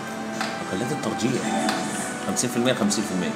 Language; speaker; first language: Arabic; native; Arabic